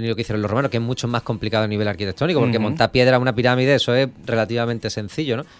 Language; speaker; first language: Spanish; native; Spanish